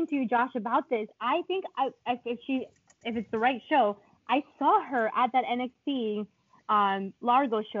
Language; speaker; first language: English; non-native, fluent; Spanish